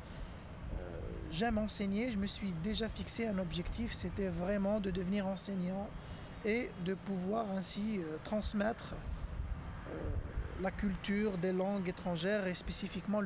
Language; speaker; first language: French; non-native, local second language; Arabic